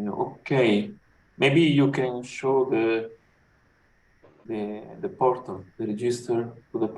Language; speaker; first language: English; non-native, fluent; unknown